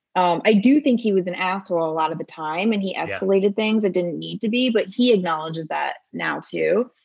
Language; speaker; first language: English; native; English